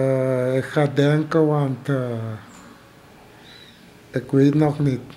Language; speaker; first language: Dutch; non-native, local second language; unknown